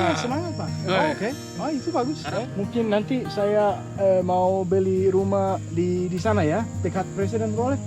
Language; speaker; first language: Indonesian; non-native, learner; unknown